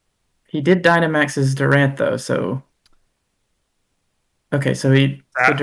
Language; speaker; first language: English; native; English